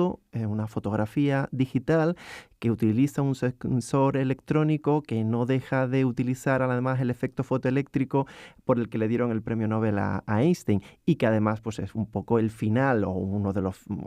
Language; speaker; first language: Spanish; native; Spanish